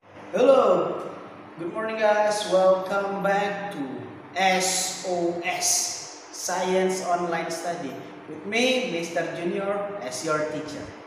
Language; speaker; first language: English; non-native, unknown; Indonesian